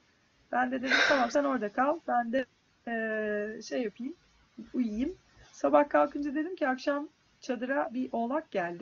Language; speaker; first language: Turkish; native; Turkish